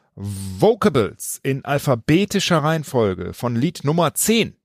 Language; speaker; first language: German; native; German